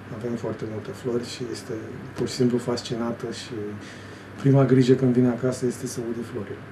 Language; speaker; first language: Romanian; native; Romanian